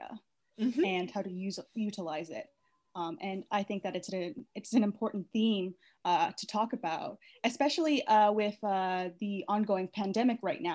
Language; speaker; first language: English; native; English